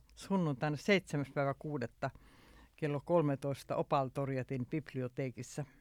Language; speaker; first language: Finnish; early bilingual, heritage; Finnish